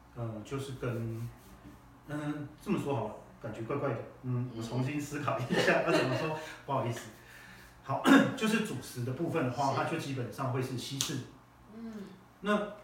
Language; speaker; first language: Chinese; native; Chinese